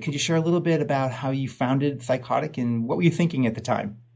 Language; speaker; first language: English; native; English